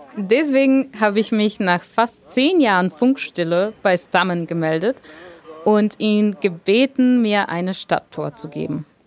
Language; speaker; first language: German; non-native, fluent; Bulgarian